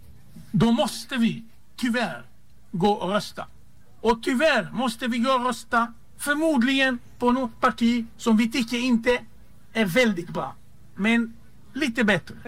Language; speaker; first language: Swedish; non-native, fluent; Hebrew